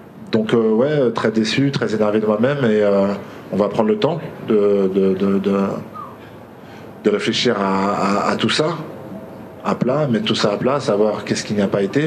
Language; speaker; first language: French; native; French